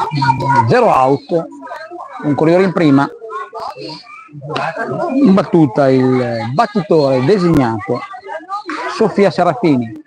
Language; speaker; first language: Italian; native; Italian